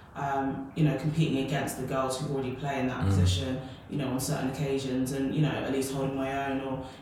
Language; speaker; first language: English; native; English